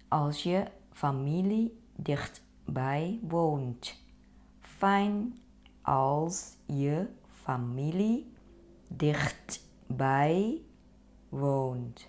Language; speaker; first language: Dutch; non-native, fluent; Thai